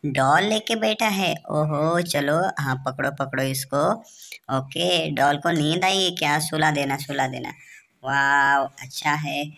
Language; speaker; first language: Hindi; native; Hindi